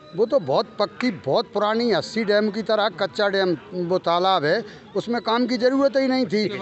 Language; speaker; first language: Hindi; native; Hindi